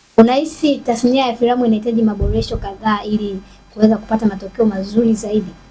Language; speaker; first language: Swahili; native; Swahili